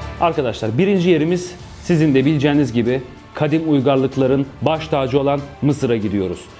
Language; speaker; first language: Turkish; native; Turkish